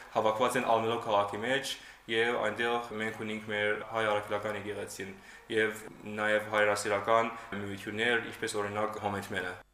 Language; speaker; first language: Armenian; early bilingual, heritage; Armenian